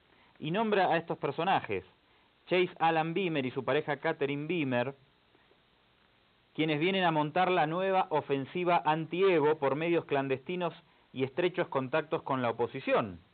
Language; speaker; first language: Spanish; native; Spanish